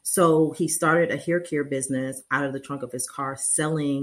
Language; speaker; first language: English; native; English